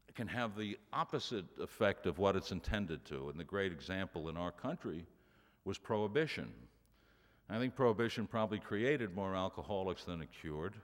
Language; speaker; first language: English; native; English